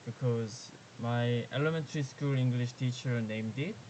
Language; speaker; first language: English; non-native, learner; Korean